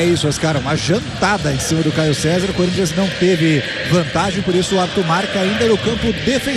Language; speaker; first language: Portuguese; native; Portuguese